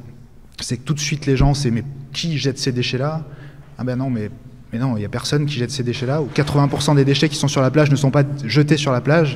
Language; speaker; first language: French; native; French